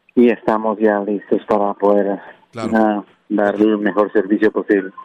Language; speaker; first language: Spanish; non-native, local second language; Kʼicheʼ